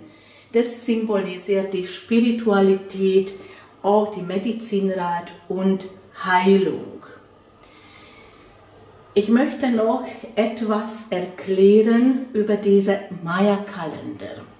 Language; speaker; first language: German; non-native, fluent; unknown